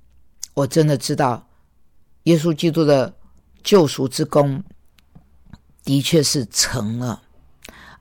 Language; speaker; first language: Chinese; native; Chinese